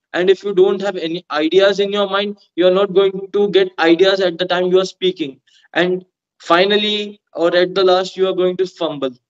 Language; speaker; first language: English; non-native, local second language; Hindi